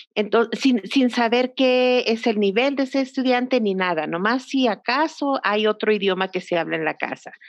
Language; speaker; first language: Spanish; early bilingual, heritage; Spanish